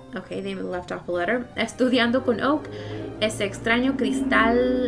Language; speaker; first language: Spanish; early bilingual, heritage; Spanish